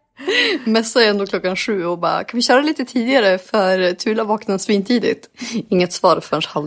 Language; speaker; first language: Swedish; native; Swedish